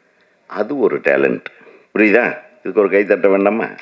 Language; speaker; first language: Tamil; native; Tamil